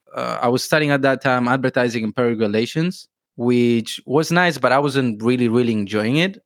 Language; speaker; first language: English; non-native, fluent; Spanish